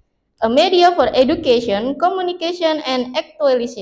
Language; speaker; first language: English; non-native, learner; Indonesian